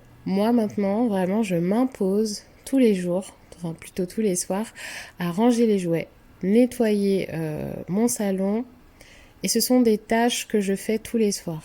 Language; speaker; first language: French; native; French